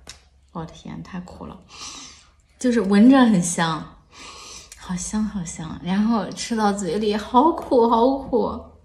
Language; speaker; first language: Chinese; native; Chinese